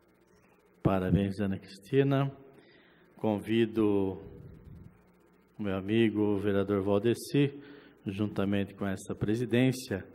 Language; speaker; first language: Portuguese; native; Portuguese